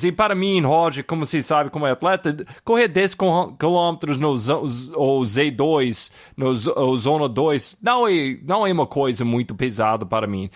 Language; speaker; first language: Portuguese; non-native, fluent; English